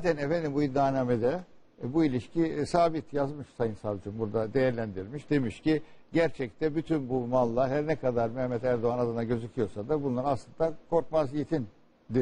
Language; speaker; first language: Turkish; native; Turkish